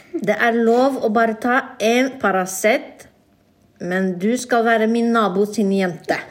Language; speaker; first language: Norwegian; early bilingual, other home language; Turkish